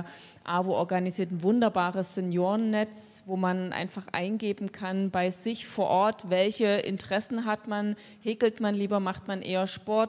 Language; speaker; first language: German; native; German